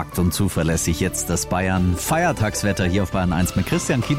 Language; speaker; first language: German; native; German